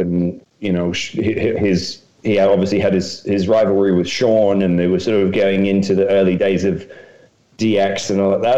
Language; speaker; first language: English; native; English